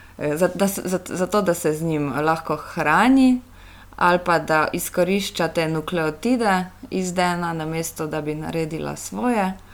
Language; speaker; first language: Slovenian; non-native, fluent; Polish